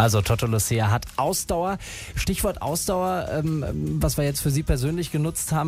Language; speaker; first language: German; native; German